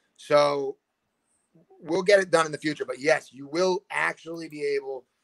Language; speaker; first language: English; native; English